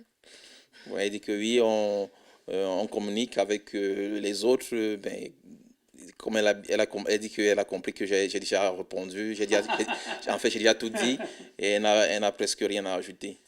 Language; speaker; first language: French; non-native, fluent; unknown